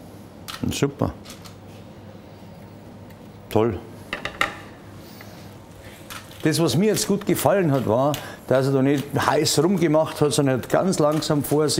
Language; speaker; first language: German; native; German